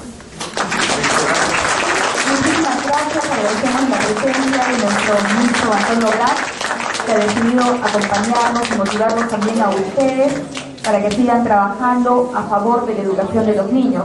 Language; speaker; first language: Spanish; native; Spanish